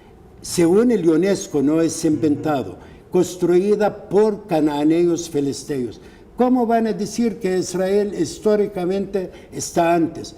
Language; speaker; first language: Spanish; non-native, fluent; Arabic